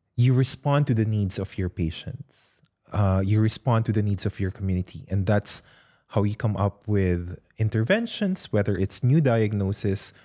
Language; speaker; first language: English; non-native, local second language; Filipino